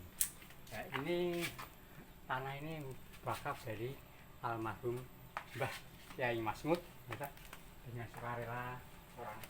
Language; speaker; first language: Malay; non-native, local second language; Javanese